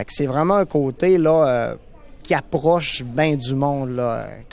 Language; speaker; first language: French; native; French